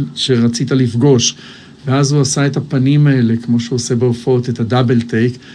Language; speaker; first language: Hebrew; native; Hebrew